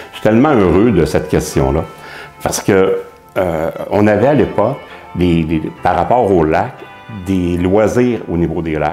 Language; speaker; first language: French; native; French